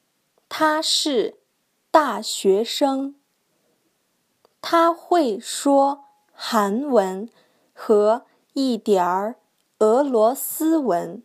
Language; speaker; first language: Chinese; non-native, learner; English